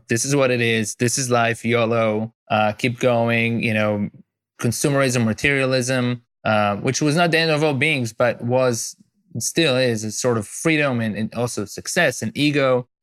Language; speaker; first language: English; non-native, fluent; Hebrew